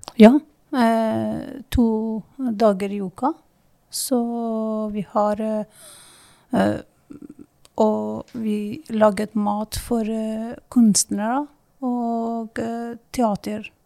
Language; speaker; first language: Norwegian; non-native, learner; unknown